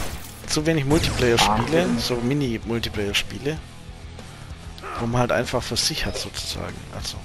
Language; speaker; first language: German; native; German